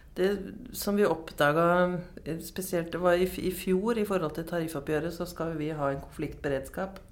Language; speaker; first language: Norwegian; native; Norwegian